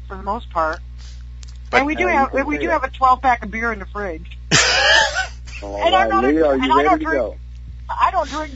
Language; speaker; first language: English; native; English